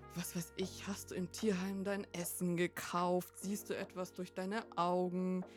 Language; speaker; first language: German; early bilingual, other home language; Vietnamese